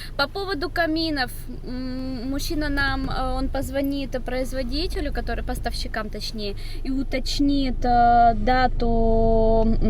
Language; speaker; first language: Russian; native; Russian